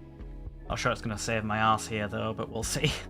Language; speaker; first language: English; native; English